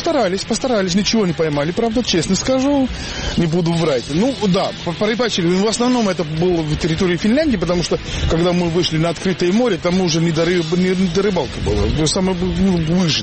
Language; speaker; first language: Russian; non-native, fluent; Finnish